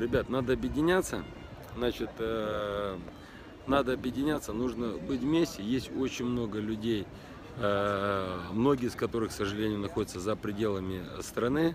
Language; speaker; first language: Russian; native; Russian